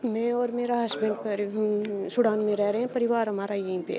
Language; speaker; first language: Hindi; native; Hindi